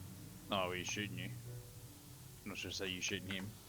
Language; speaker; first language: English; native; English